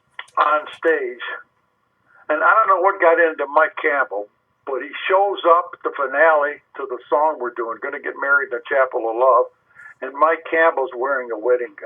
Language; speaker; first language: English; native; English